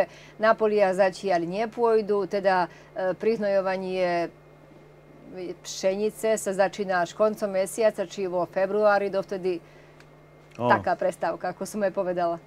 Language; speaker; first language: Slovak; native; Slovak